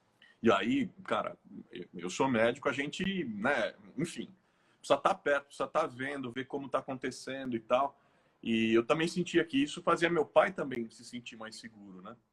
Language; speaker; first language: Portuguese; native; Portuguese